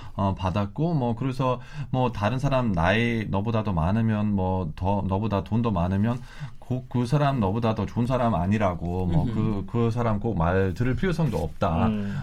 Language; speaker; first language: Korean; non-native, fluent; German